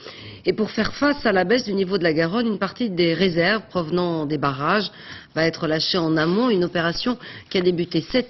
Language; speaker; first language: French; native; French